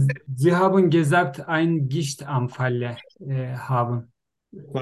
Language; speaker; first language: German; non-native, learner; Turkish